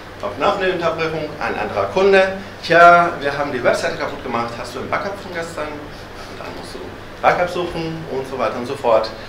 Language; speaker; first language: German; non-native, fluent; Spanish